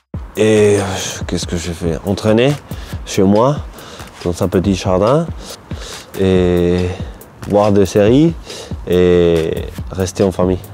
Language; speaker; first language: French; non-native, learner; Spanish